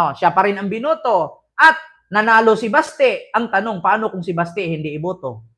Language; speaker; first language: Filipino; non-native, local second language; Cebuano